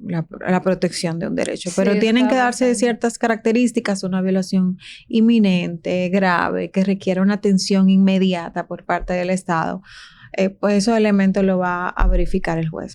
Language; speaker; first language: Spanish; native; Spanish